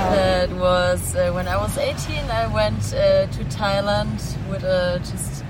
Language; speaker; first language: English; non-native, fluent; German